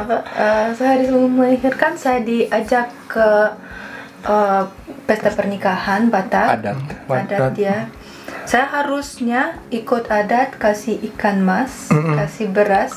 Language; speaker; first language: Indonesian; non-native, fluent; Russian